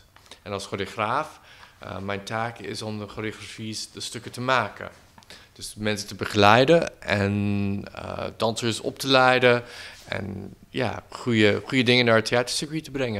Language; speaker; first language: Dutch; non-native, fluent; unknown